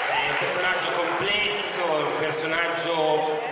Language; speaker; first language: Italian; native; Italian